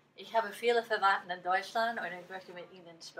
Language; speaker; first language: German; non-native, learner; English